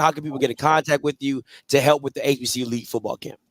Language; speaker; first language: English; native; English